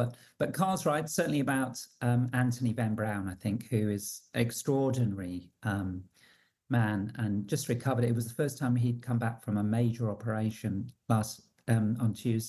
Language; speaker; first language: English; native; English